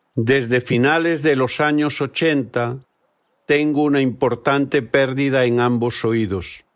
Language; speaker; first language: Spanish; native; Spanish